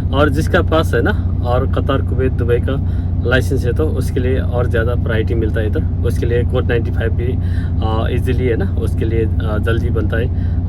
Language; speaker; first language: Hindi; non-native, learner; Nepali